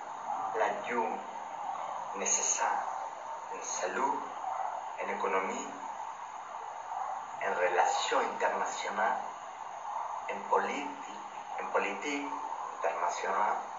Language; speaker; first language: French; non-native, learner; Spanish